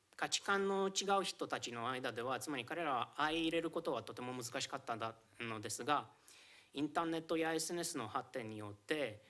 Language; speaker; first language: Japanese; non-native, fluent; Romanian